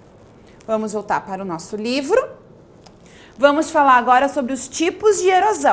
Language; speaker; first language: Portuguese; native; Portuguese